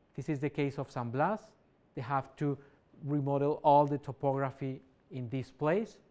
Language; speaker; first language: English; non-native, fluent; Spanish